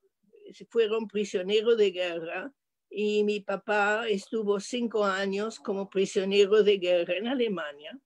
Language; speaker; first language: Spanish; non-native, fluent; French